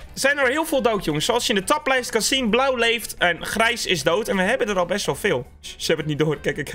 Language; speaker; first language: Dutch; native; Dutch